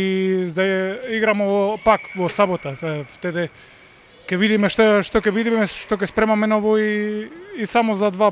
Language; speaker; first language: Macedonian; non-native, learner; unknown